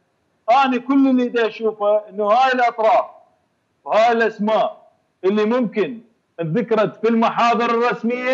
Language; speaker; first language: Arabic; native; Arabic